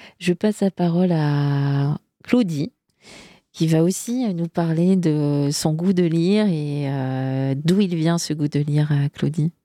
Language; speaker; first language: French; native; French